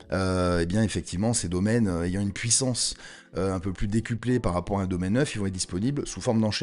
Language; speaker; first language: French; native; French